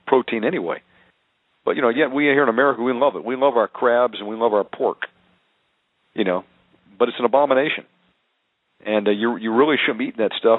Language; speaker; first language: English; native; English